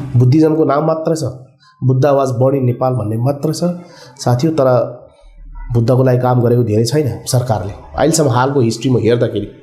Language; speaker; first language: Nepali; non-native, local second language; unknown